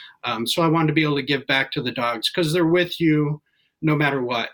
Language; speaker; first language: English; native; English